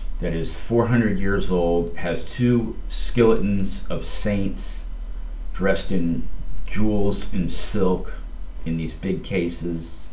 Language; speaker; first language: English; native; English